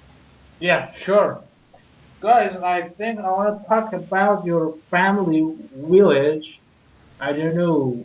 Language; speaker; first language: English; non-native, learner; Persian